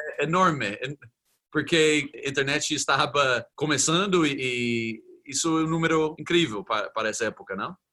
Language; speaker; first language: Portuguese; non-native, fluent; English